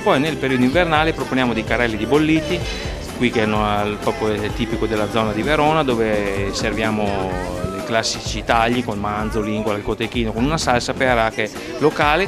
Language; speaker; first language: Italian; native; Italian